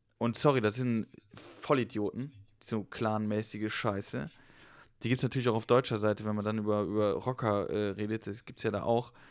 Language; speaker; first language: German; native; German